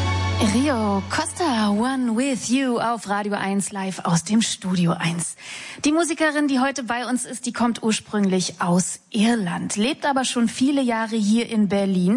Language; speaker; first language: German; native; German